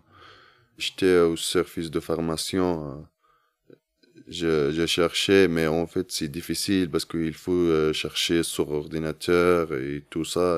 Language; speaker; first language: French; non-native, learner; Arabic